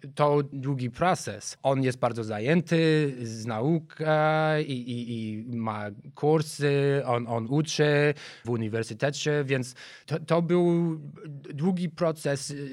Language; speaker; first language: Polish; non-native, fluent; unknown